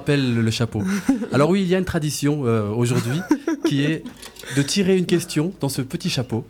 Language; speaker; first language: French; native; French